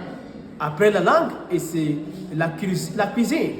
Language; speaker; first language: French; non-native, fluent; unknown